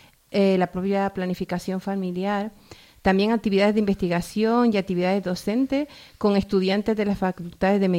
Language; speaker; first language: Spanish; native; Spanish